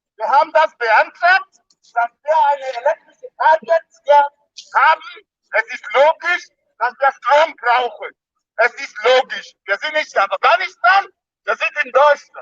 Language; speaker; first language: German; non-native, fluent; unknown